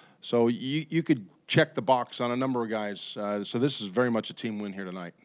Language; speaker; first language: English; native; English